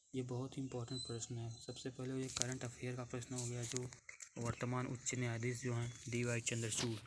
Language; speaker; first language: Hindi; native; Hindi